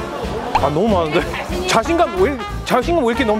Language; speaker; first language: Korean; non-native, fluent; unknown